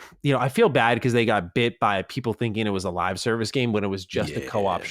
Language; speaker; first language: English; native; English